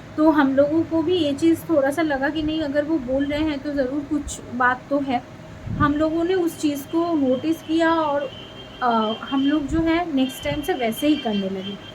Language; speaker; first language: Hindi; non-native, local second language; Bangla